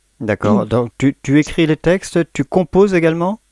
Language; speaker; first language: French; native; French